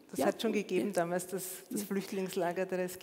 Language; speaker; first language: German; native; German